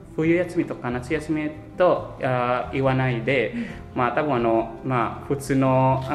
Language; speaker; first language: Japanese; non-native, fluent; Indonesian